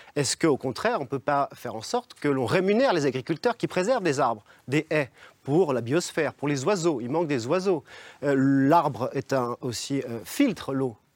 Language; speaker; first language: French; native; French